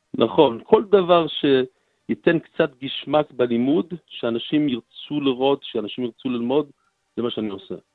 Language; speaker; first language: Hebrew; non-native, fluent; English